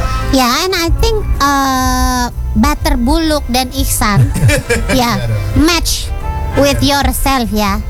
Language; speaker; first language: English; non-native, learner; Indonesian